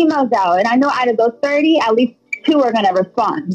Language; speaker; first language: English; native; English